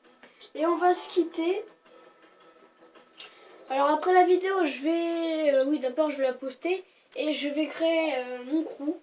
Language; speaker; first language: French; native; French